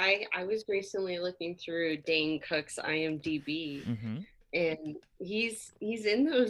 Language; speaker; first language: English; native; English